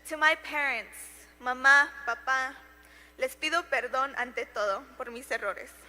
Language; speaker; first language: Spanish; early bilingual, heritage; Spanish